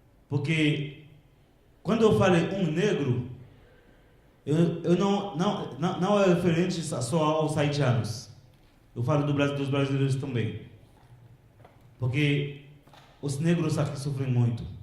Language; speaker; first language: Portuguese; non-native, local second language; Haitian Creole